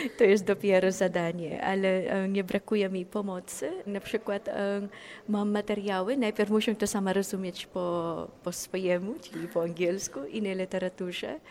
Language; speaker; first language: Polish; non-native, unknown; Filipino